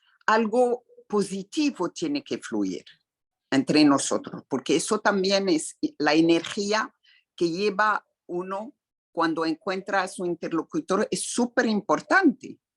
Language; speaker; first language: Spanish; non-native, fluent; Arabic